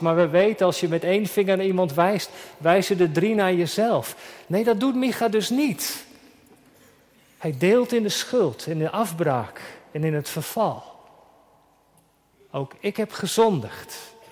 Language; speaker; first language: Dutch; native; Dutch